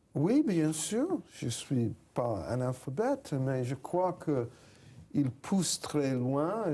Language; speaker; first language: French; non-native, fluent; English